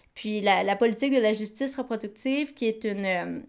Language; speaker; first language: French; native; French